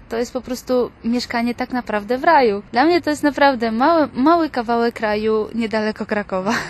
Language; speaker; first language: Polish; non-native, fluent; Georgian